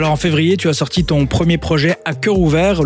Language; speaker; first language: French; native; French